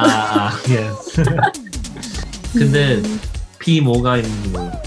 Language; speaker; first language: Korean; non-native, learner; English